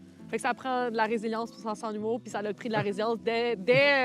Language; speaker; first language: French; native; French